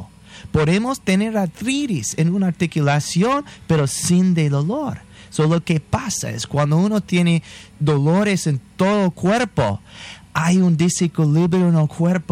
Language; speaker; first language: Spanish; non-native, fluent; English